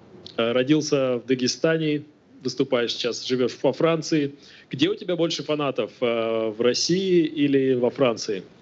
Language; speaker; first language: Russian; native; Russian